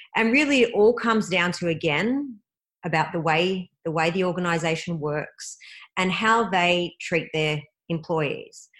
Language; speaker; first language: English; native; English